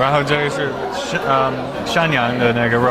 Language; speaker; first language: Chinese; non-native, fluent; English